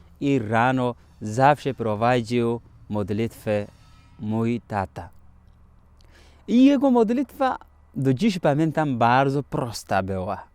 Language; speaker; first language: Polish; non-native, fluent; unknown